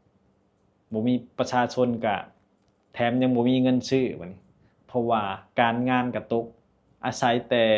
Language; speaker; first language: Thai; non-native, local second language; Lao